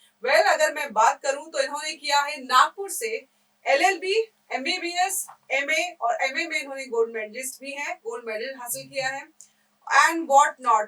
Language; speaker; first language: Hindi; native; Hindi